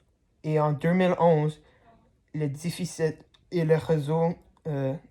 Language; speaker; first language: French; non-native, learner; English